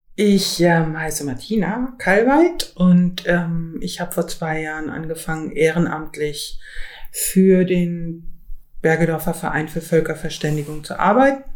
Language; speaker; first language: German; native; German